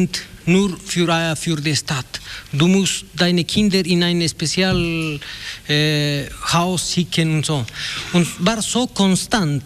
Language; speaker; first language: German; non-native, learner; Spanish